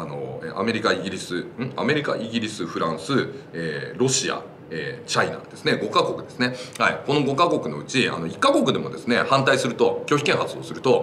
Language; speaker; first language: Japanese; native; Japanese